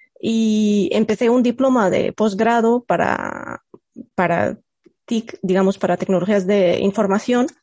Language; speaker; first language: Spanish; non-native, fluent; Arabic